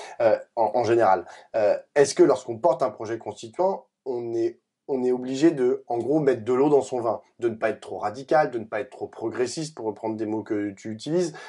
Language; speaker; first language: French; native; French